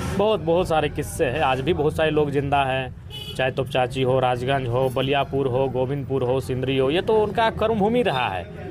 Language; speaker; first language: Hindi; non-native, local second language; Magahi